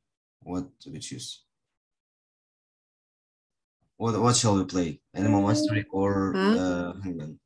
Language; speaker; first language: English; non-native, fluent; Russian